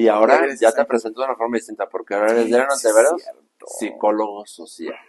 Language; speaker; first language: Spanish; native; Spanish